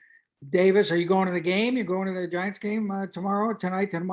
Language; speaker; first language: English; native; English